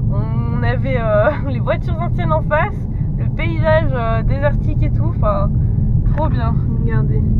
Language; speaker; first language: French; native; French